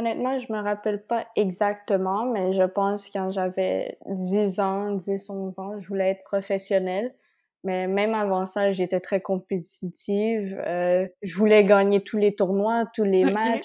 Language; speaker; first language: French; non-native, local second language; Spanish